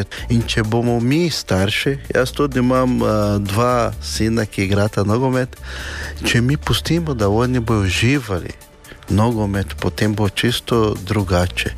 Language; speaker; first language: Slovenian; non-native, learner; Portuguese